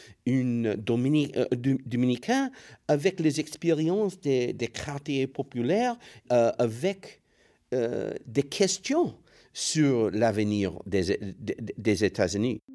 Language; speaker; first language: French; non-native, fluent; English